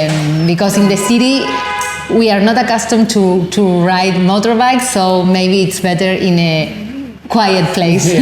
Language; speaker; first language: English; non-native, learner; Spanish